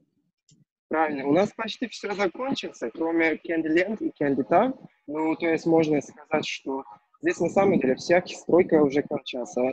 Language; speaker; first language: Russian; non-native, learner; Turkish